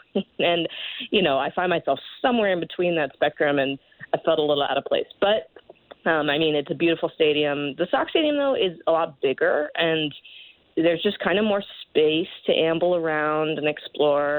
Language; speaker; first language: English; native; English